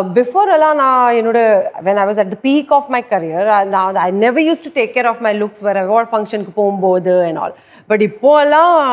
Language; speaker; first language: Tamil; non-native, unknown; Punjabi